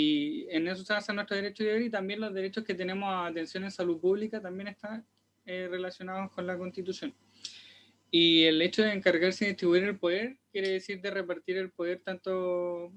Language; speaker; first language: Spanish; native; Spanish